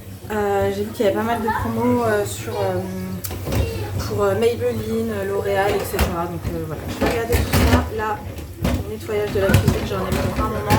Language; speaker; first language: French; native; French